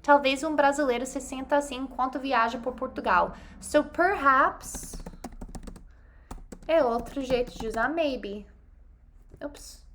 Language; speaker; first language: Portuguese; non-native, fluent; English